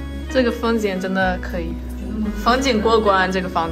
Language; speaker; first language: Chinese; non-native, fluent; English